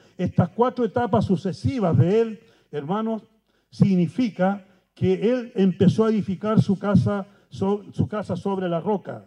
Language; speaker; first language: Spanish; native; Spanish